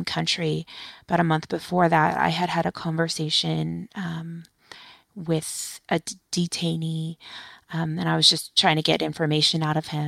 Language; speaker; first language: English; native; English